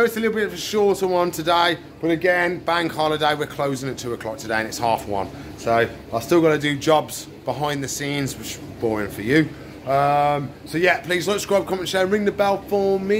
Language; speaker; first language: English; native; English